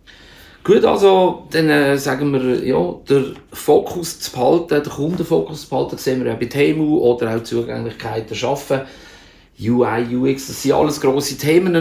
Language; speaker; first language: German; native; German